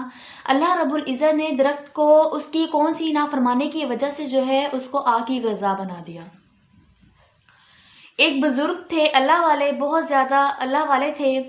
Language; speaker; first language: Urdu; native; Urdu